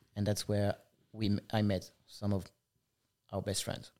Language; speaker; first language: English; non-native, fluent; French